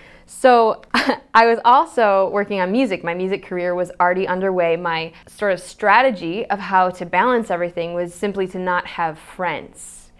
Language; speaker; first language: English; native; English